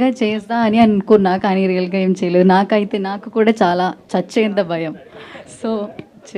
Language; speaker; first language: Telugu; non-native, learner; Malayalam